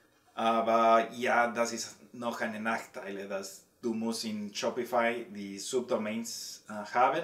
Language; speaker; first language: German; non-native, learner; Spanish